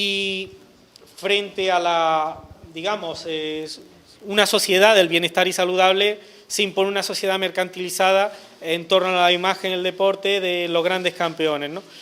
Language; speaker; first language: Spanish; native; Spanish